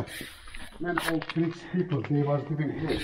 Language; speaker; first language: English; non-native, learner; Turkish